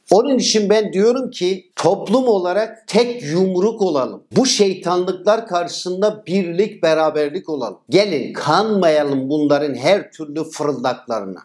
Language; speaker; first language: Turkish; native; Turkish